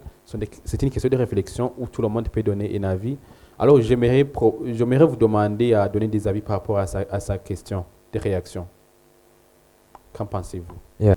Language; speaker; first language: French; non-native, local second language; Rundi